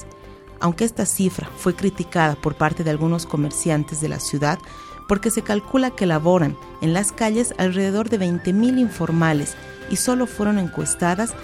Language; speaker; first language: Spanish; native; Spanish